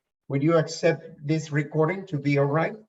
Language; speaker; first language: English; non-native, fluent; Spanish